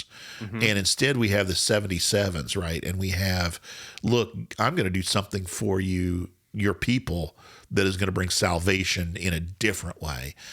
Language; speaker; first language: English; native; English